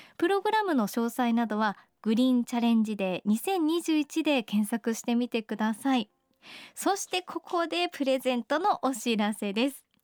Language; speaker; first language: Japanese; native; Japanese